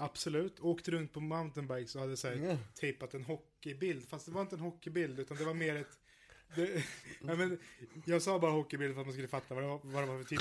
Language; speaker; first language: Swedish; native; Swedish